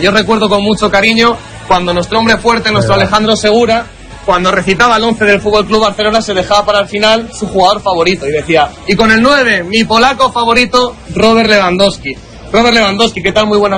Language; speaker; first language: Spanish; native; Spanish